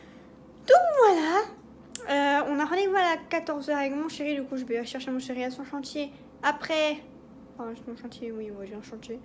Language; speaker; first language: French; native; French